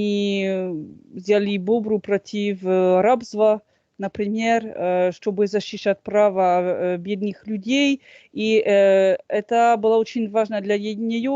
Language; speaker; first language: Russian; non-native, fluent; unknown